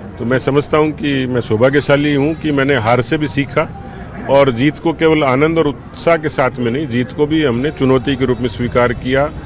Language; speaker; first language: Hindi; native; Hindi